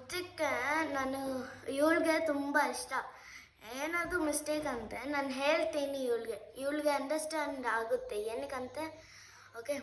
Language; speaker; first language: Kannada; non-native, local second language; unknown